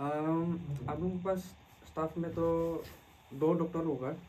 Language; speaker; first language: Hindi; non-native, local second language; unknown